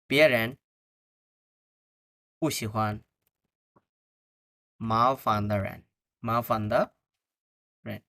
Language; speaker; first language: Chinese; non-native, fluent; Bangla